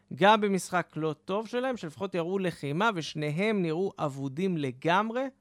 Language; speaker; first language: Hebrew; native; Hebrew